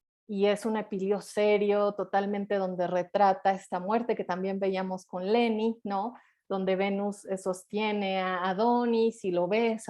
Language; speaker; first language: Spanish; native; Spanish